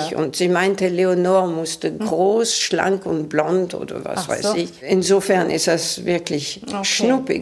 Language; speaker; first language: German; early bilingual, heritage; German